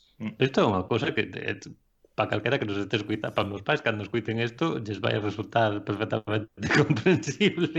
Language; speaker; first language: Galician; non-native, local second language; Spanish